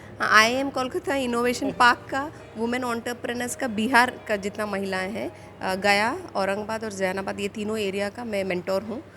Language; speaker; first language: Hindi; non-native, local second language; Telugu